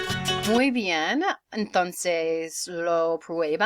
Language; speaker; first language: Spanish; non-native, learner; English